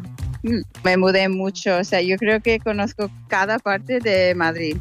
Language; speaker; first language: Spanish; non-native, fluent; English